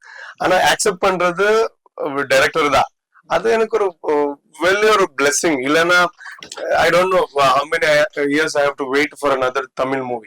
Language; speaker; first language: Tamil; non-native, learner; Tulu